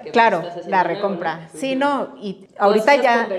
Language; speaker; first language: Spanish; native; Spanish